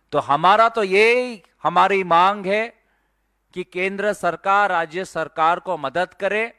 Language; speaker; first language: Hindi; non-native, local second language; Assamese